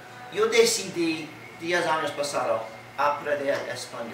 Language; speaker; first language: Spanish; non-native, learner; English